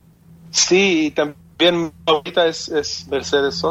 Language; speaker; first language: Spanish; non-native, fluent; Hebrew